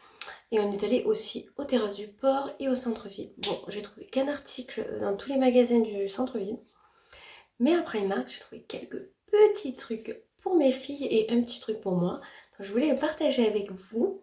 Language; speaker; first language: French; native; French